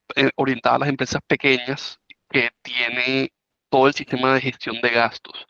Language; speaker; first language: Spanish; native; Spanish